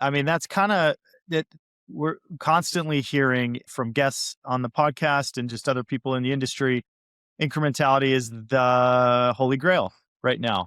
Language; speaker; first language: English; native; English